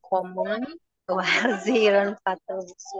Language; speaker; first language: German; non-native, learner; Indonesian